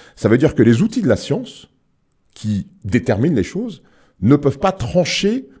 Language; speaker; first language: French; native; French